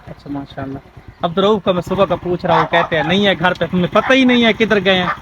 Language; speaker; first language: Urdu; non-native, local second language; Saraiki